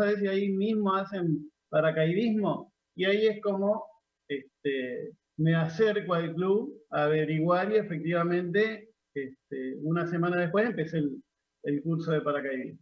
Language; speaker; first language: Spanish; native; Spanish